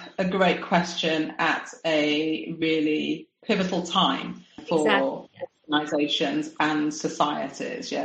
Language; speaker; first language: English; native; English